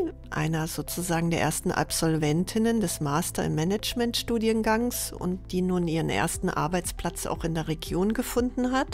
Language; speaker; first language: German; native; German